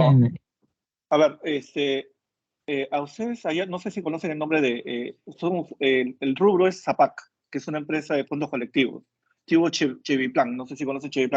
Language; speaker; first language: Spanish; native; Spanish